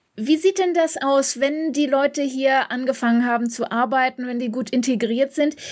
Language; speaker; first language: German; native; German